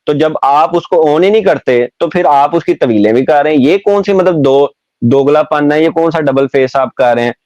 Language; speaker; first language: Urdu; non-native, local second language; Punjabi